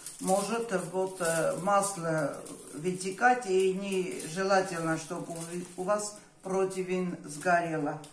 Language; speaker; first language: Russian; non-native, fluent; Armenian